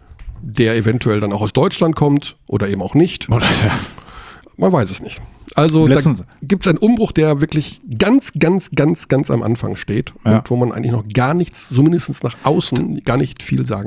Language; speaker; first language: German; native; German